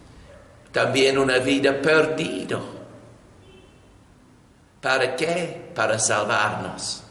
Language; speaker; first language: Spanish; non-native, learner; English